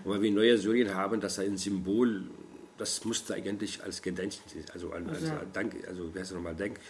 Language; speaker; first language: German; non-native, fluent; Arabic